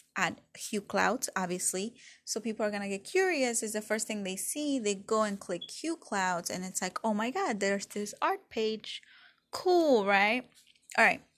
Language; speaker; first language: English; early bilingual, other home language; Spanish